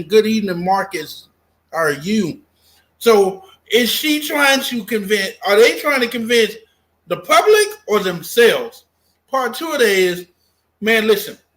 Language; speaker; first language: English; native; English